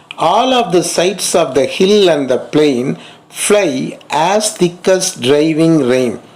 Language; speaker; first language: English; non-native, local second language; Tamil